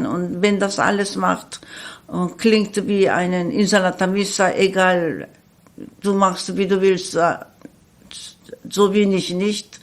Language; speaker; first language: German; non-native, learner; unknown